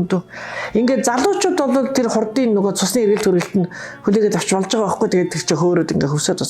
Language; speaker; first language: Mongolian; native; Mongolian